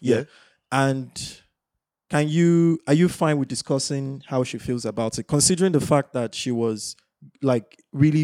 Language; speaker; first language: English; non-native, local second language; Yoruba